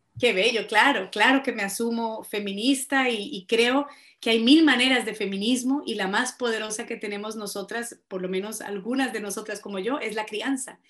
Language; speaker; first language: Spanish; native; Spanish